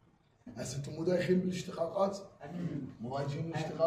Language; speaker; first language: Arabic; native; Arabic